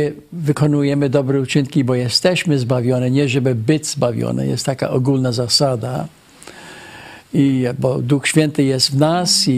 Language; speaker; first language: Polish; early bilingual, heritage; Polish